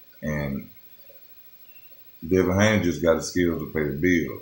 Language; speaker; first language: English; native; English